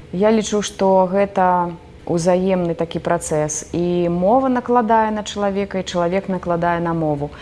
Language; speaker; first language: Belarusian; native; Belarusian